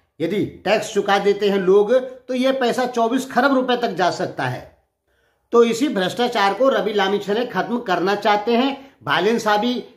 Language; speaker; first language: Hindi; native; Hindi